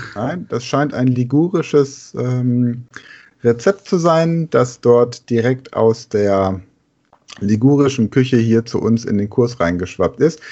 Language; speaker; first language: German; native; German